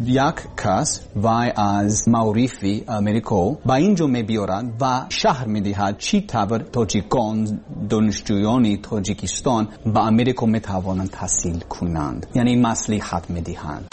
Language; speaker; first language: Persian; non-native, learner; English